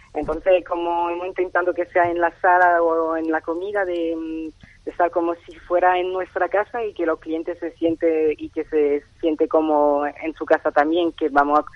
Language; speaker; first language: Spanish; non-native, fluent; French